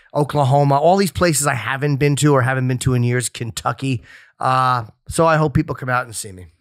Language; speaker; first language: English; native; English